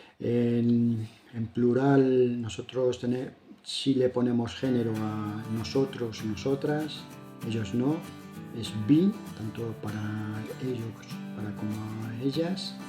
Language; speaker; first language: Spanish; native; Spanish